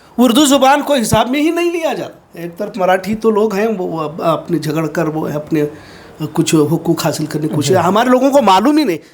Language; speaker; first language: Hindi; non-native, local second language; Urdu